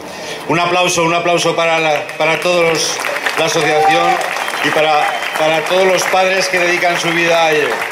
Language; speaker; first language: Spanish; native; Spanish